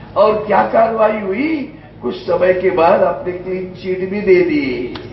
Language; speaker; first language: Hindi; non-native, local second language; Marathi